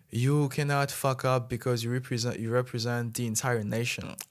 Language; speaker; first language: English; non-native, fluent; Malagasy